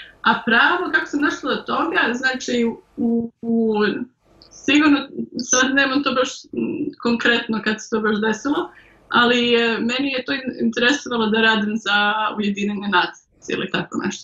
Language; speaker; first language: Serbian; early bilingual, heritage; Serbian